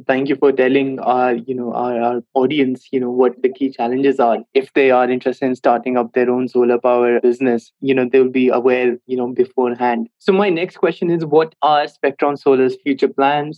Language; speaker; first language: English; non-native, local second language; Hindi